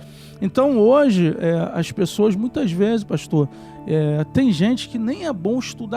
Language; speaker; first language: Portuguese; native; Portuguese